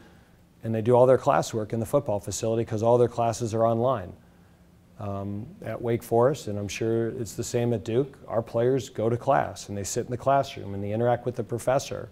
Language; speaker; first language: English; native; English